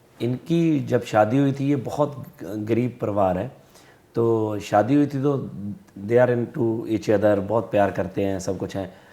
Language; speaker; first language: Hindi; non-native, local second language; Punjabi